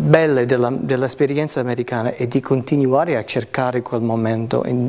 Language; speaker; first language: Italian; non-native, fluent; English